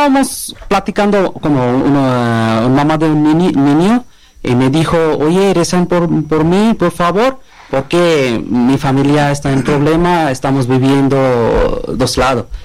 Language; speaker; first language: Spanish; non-native, learner; Bangla